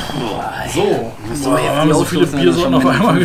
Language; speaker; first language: German; native; German